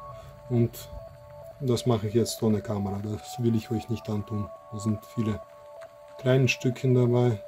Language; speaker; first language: German; non-native, fluent; Russian